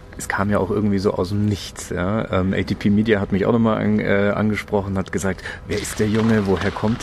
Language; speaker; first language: German; native; German